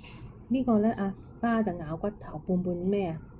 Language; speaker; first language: Chinese; non-native, local second language; Cantonese